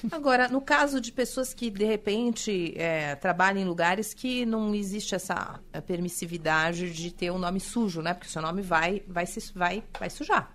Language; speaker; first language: Portuguese; native; Portuguese